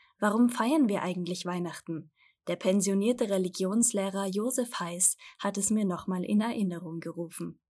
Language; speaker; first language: German; native; German